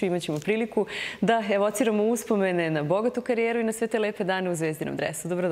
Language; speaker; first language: Serbian; native; Serbian